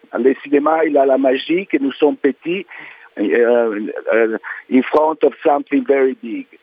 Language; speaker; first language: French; non-native, learner; Italian